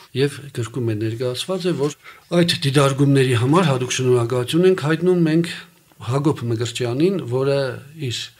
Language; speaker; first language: Armenian; native; Armenian